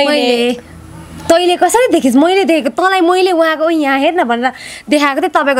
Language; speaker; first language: Nepali; native; Nepali